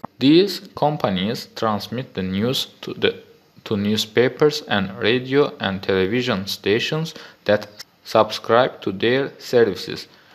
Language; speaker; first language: English; non-native, fluent; Azerbaijani